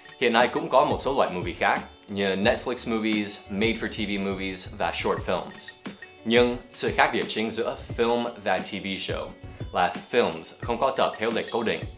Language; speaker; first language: Vietnamese; non-native, fluent; English